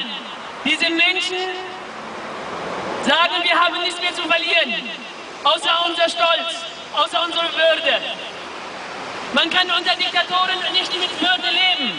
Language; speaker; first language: German; non-native, fluent; Arabic